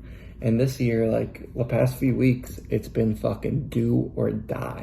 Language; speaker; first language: English; native; English